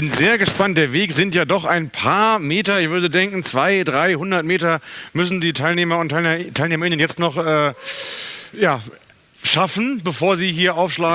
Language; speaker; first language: German; native; German